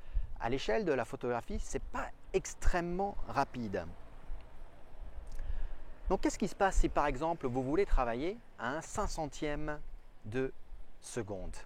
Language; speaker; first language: French; native; French